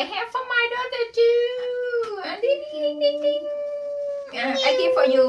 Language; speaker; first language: English; non-native, learner; Thai